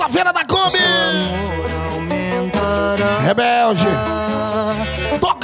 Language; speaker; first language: Portuguese; native; Portuguese